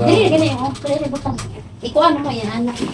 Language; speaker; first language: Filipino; non-native, local second language; Cebuano